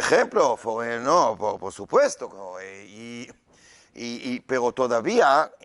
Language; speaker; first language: Spanish; non-native, learner; Hebrew